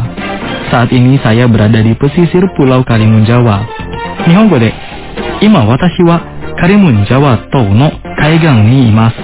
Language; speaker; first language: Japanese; non-native, fluent; Indonesian